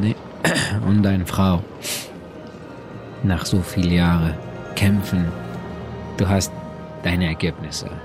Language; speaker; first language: German; non-native, learner; Persian